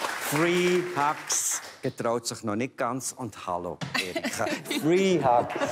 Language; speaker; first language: German; native; German